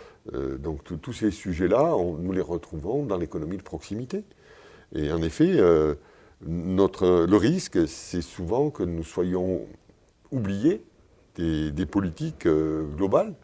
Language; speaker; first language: French; native; French